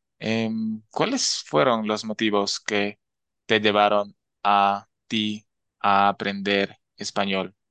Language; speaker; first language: Spanish; native; Spanish